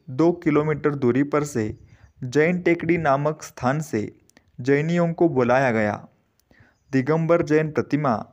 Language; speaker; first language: Hindi; non-native, local second language; Marathi